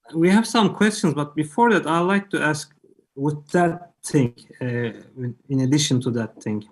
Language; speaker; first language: English; non-native, fluent; Turkish